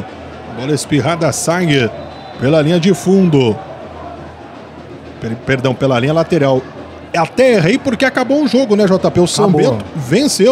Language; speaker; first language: Portuguese; native; Portuguese